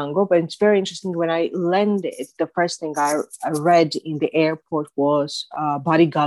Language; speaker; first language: English; non-native, fluent; Russian